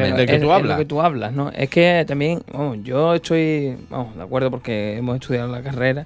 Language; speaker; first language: Spanish; native; Spanish